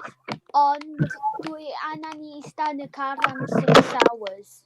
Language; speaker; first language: Welsh; non-native, local second language; English